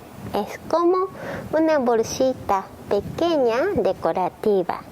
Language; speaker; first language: Spanish; non-native, learner; Japanese